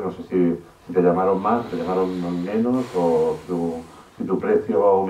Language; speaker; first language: Spanish; native; Spanish